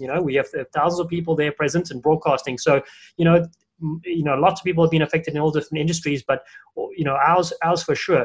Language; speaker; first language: English; native; English